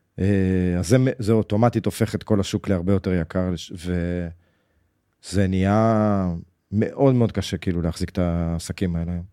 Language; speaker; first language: Hebrew; native; Hebrew